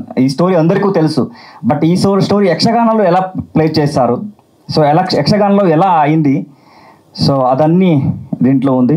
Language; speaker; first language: Telugu; non-native, learner; Kannada